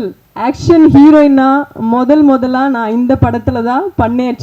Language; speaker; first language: Tamil; non-native, learner; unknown